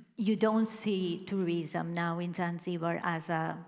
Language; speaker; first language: English; non-native, fluent; Catalan